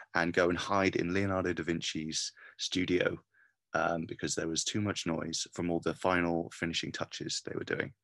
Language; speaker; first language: English; native; English